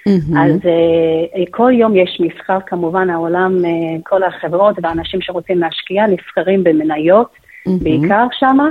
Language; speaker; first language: Hebrew; non-native, fluent; English